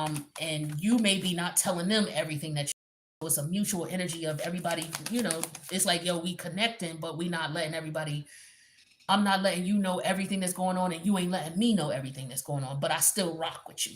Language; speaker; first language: English; native; English